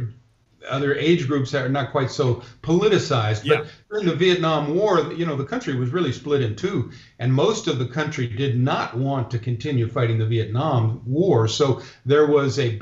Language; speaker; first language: English; native; English